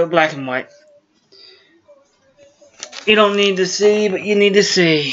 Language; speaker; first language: English; native; English